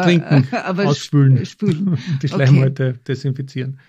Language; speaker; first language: German; native; German